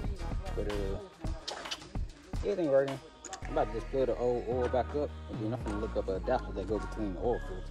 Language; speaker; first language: English; native; English